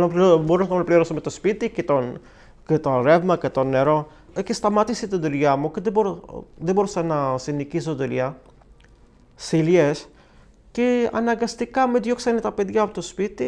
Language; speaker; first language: Greek; non-native, fluent; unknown